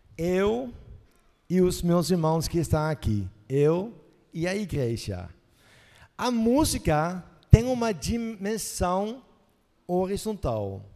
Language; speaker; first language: Portuguese; non-native, fluent; Dutch